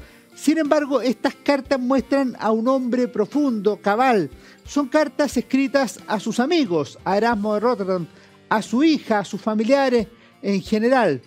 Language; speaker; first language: Spanish; native; Spanish